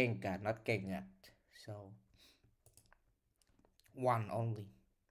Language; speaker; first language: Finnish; non-native, learner; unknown